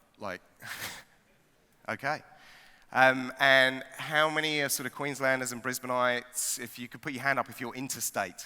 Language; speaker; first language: English; native; English